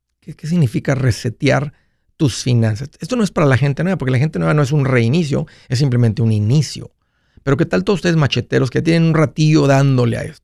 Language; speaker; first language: Spanish; native; Spanish